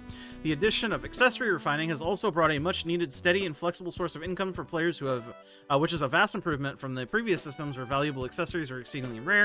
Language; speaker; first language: English; native; English